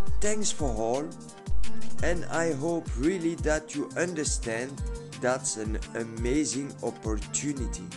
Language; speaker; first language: English; non-native, learner; French